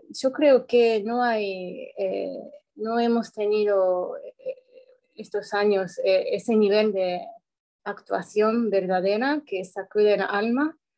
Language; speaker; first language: Spanish; non-native, fluent; Japanese